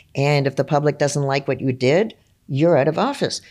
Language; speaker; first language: English; native; English